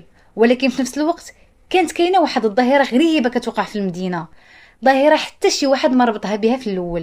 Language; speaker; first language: Arabic; native; Arabic